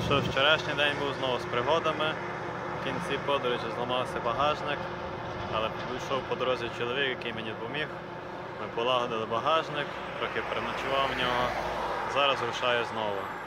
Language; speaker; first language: Ukrainian; native; Ukrainian